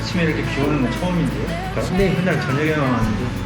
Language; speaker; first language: Korean; native; Korean